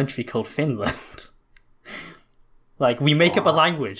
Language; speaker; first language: English; native; English